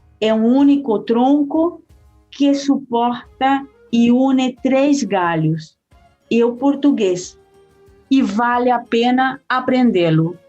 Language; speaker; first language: Portuguese; early bilingual, heritage; Portuguese